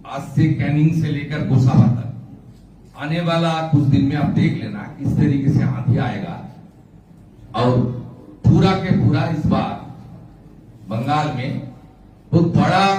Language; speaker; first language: Hindi; non-native, local second language; Bangla